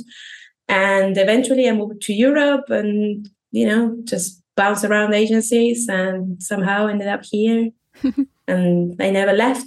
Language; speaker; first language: English; non-native, fluent; Spanish